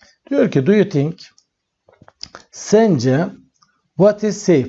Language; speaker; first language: English; non-native, fluent; Turkish